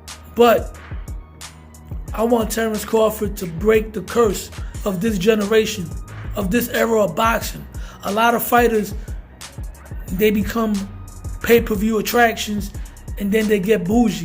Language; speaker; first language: English; native; English